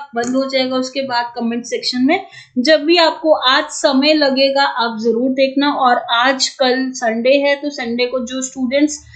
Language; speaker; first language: Hindi; native; Hindi